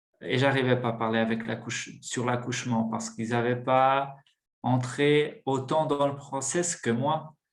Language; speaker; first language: French; non-native, fluent; Portuguese